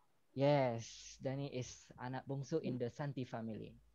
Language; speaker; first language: English; non-native, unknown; Indonesian